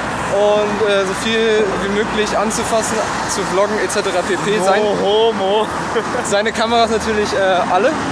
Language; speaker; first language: German; native; German